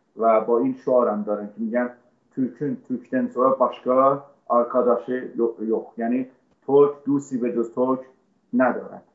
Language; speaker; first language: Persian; native; Persian